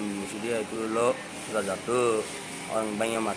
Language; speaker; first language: Indonesian; non-native, learner; Rohingya